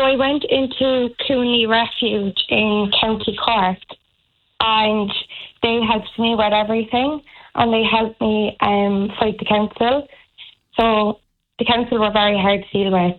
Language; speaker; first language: English; native; English